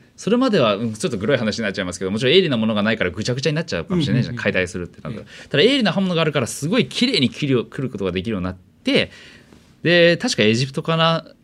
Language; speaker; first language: Japanese; early bilingual, heritage; English